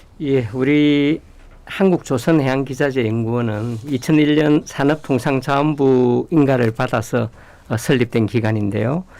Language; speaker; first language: Korean; native; Korean